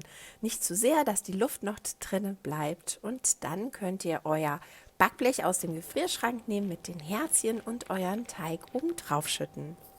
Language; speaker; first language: German; native; German